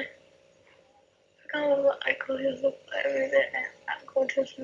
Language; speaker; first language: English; non-native, learner; Chinese